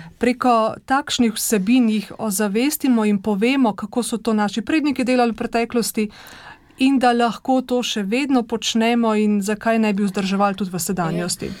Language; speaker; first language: Slovenian; native; Slovenian